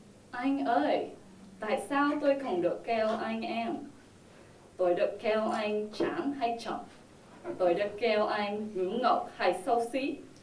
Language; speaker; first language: Vietnamese; non-native, learner; English